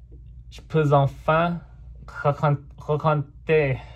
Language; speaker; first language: French; non-native, fluent; English